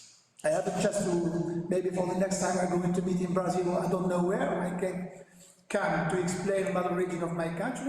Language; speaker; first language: English; non-native, learner; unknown